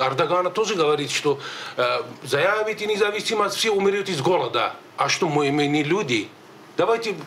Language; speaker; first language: Russian; native; Russian